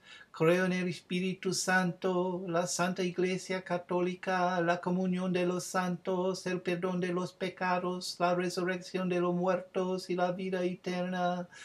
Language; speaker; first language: Spanish; non-native, fluent; English